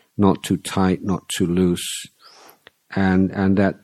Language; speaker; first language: English; native; English